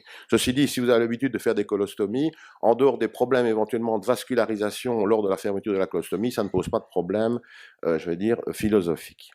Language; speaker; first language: French; native; French